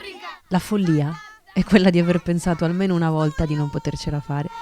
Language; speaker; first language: Italian; native; Italian